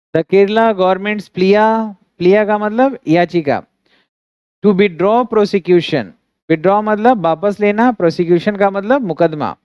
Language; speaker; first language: Hindi; native; Hindi